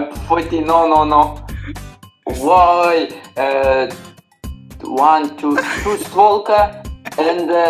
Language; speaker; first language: English; non-native, learner; Kazakh